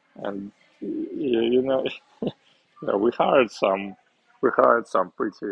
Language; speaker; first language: English; non-native, fluent; Uzbek